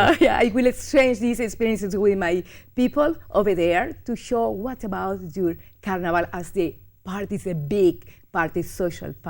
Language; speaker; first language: English; non-native, learner; Spanish